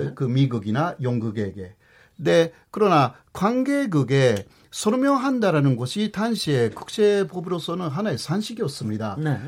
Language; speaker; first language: Korean; non-native, fluent; Japanese